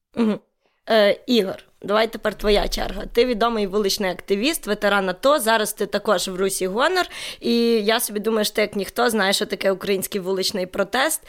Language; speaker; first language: Ukrainian; native; Ukrainian